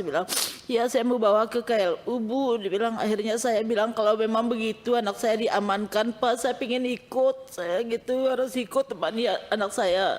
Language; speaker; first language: Indonesian; non-native, local second language; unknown